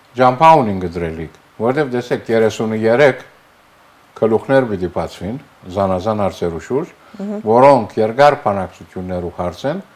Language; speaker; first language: Armenian; early bilingual, heritage; Armenian